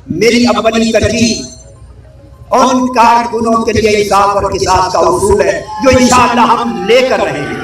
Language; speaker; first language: Urdu; non-native, local second language; Punjabi